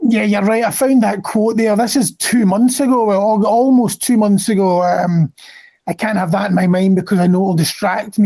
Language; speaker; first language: English; native; English